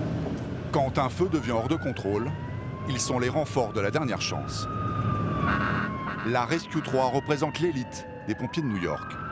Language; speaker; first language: French; native; French